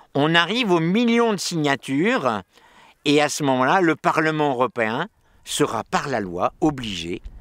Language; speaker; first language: French; native; French